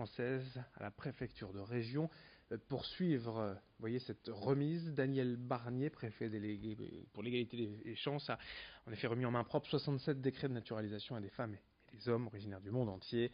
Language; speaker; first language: French; native; French